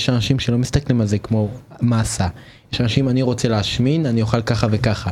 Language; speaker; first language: Hebrew; native; Hebrew